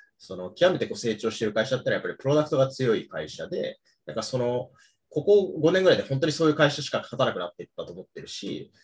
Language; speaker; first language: Japanese; native; Japanese